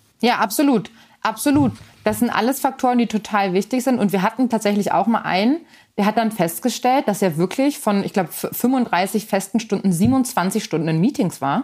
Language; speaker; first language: German; native; German